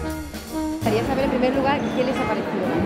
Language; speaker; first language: Spanish; native; Spanish